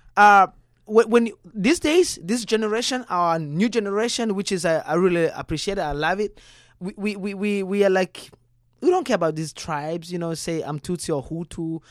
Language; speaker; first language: English; non-native, learner; Kinyarwanda